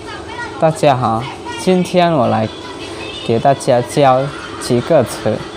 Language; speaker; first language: Chinese; non-native, learner; Hmong